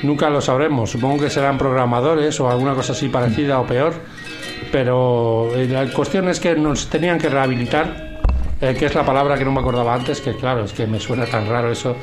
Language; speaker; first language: Spanish; native; Spanish